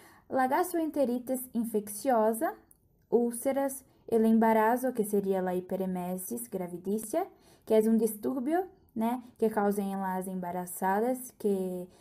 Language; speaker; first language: Portuguese; non-native, learner; Spanish